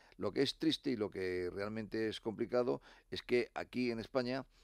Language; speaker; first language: Spanish; native; Spanish